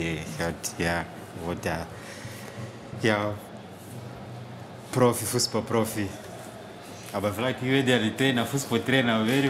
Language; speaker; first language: German; non-native, learner; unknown